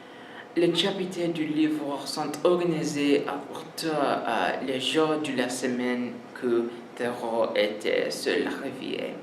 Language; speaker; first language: French; non-native, learner; English